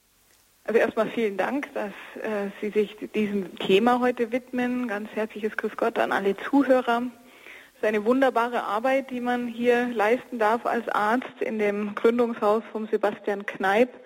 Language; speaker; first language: German; native; German